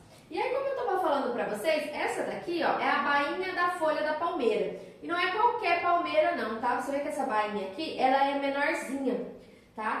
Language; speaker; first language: Portuguese; native; Portuguese